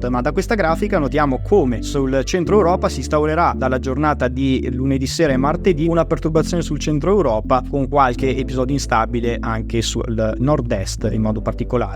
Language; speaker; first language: Italian; native; Italian